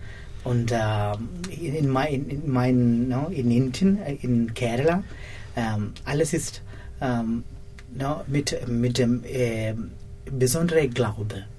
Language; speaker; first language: German; non-native, learner; Malayalam